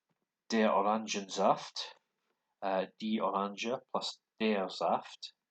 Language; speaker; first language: German; non-native, learner; English